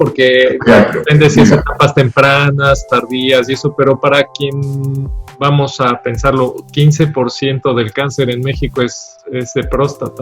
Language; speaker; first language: Spanish; native; Spanish